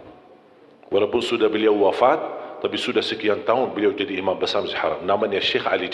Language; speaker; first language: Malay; non-native, fluent; Arabic